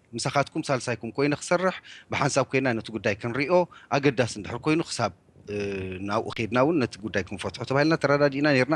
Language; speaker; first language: Tigrinya; native; Tigrinya